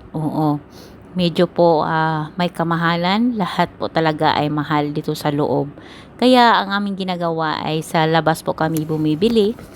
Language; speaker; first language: Filipino; native; Filipino